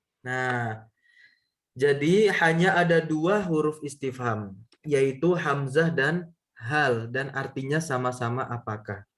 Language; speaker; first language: Indonesian; native; Indonesian